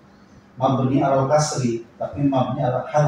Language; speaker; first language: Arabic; non-native, fluent; Indonesian